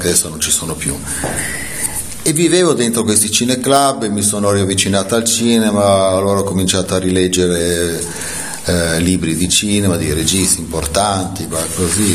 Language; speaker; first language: Italian; native; Italian